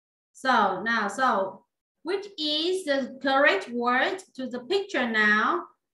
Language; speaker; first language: English; non-native, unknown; Vietnamese